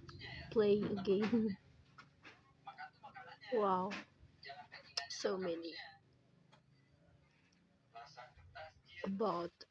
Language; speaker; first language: English; non-native, learner; Indonesian